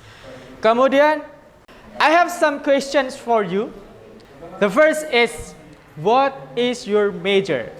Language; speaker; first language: English; non-native, learner; Indonesian